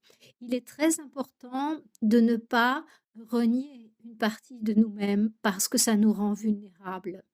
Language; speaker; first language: French; native; French